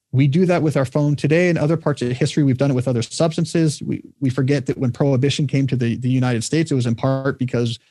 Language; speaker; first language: English; native; English